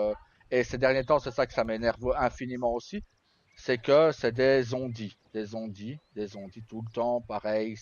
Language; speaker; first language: French; native; French